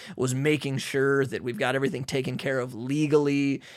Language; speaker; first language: English; native; English